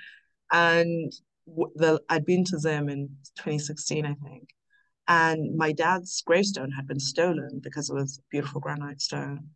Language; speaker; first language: English; non-native, local second language; North Ndebele